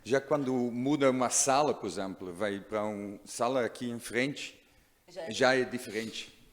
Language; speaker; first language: Portuguese; non-native, learner; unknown